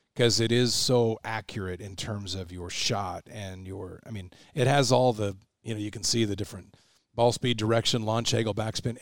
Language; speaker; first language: English; native; English